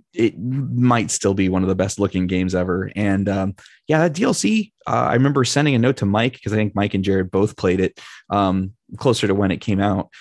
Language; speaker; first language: English; native; English